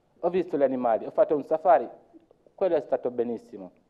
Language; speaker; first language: Italian; non-native, learner; Luo (Kenya and Tanzania)